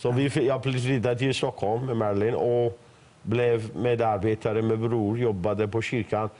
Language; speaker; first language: Swedish; non-native, fluent; Persian